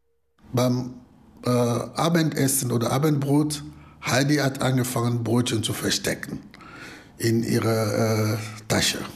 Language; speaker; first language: German; non-native, fluent; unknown